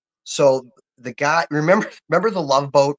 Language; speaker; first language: English; native; English